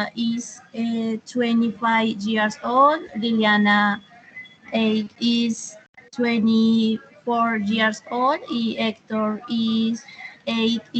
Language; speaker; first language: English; non-native, learner; Spanish